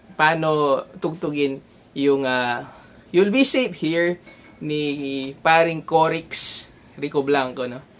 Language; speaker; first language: Filipino; non-native, local second language; Bikol